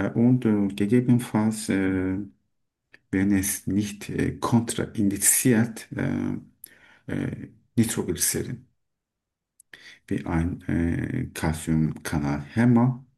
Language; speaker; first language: German; non-native, learner; Turkish